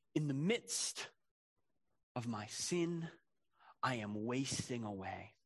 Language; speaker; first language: English; native; English